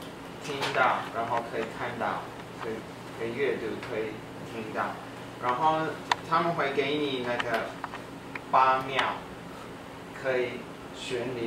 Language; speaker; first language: Chinese; non-native, fluent; English